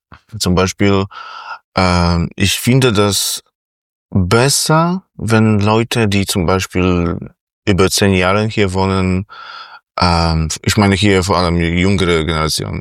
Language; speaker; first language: German; non-native, fluent; Polish